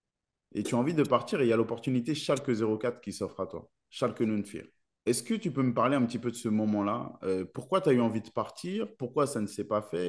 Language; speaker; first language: French; native; French